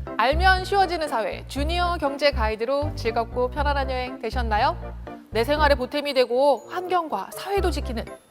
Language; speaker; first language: Korean; native; Korean